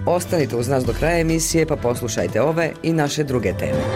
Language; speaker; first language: Serbian; native; Serbian